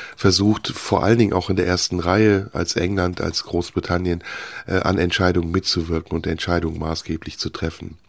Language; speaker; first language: English; non-native, fluent; Turkish